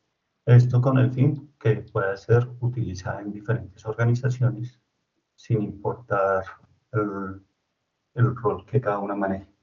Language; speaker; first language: Spanish; native; Spanish